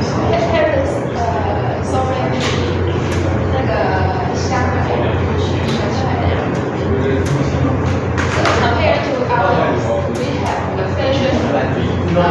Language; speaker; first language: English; non-native, learner; Chinese